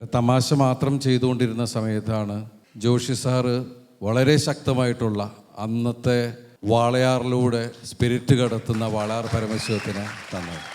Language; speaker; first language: Malayalam; native; Malayalam